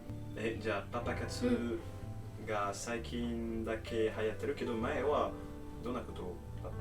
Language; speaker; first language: Japanese; non-native, fluent; French